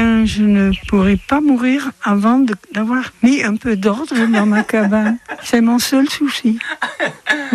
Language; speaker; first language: French; non-native, fluent; Dutch